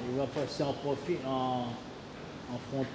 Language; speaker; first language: French; native; French